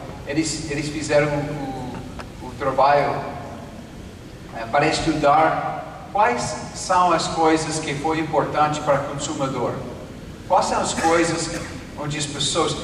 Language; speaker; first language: Portuguese; non-native, fluent; English